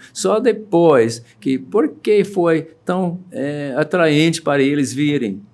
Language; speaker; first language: Portuguese; non-native, fluent; English